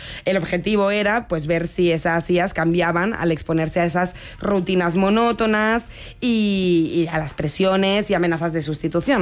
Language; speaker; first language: Spanish; native; Spanish